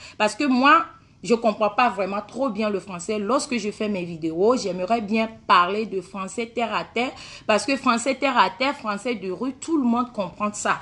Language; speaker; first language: French; non-native, local second language; Ewe